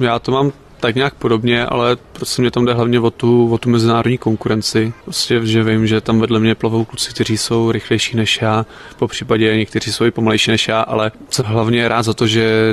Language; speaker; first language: Czech; native; Czech